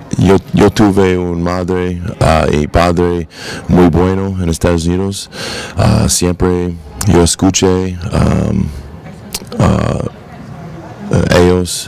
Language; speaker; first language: Spanish; non-native, learner; English